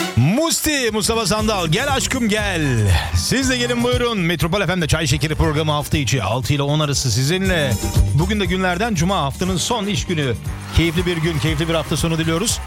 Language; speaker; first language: Turkish; early bilingual, heritage; Turkish